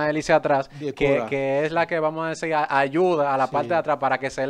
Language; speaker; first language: Spanish; native; Spanish